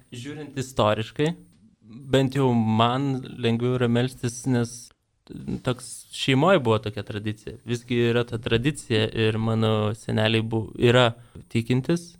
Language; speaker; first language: Lithuanian; native; Lithuanian